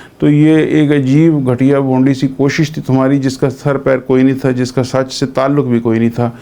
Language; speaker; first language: Urdu; non-native, local second language; Punjabi